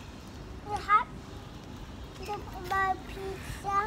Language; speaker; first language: English; non-native, local second language; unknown